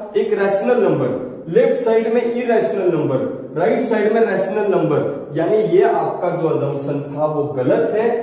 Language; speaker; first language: Hindi; native; Hindi